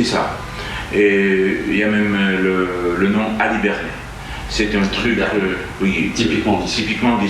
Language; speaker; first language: French; non-native, fluent; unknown